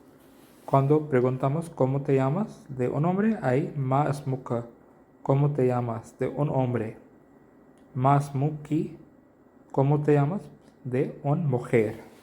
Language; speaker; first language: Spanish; non-native, learner; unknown